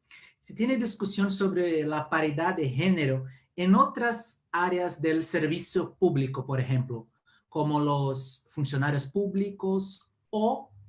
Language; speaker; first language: Spanish; non-native, fluent; Portuguese